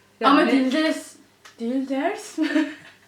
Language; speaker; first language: Turkish; early bilingual, heritage; English